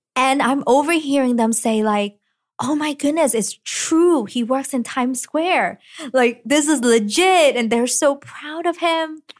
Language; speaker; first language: English; early bilingual, other home language; Cantonese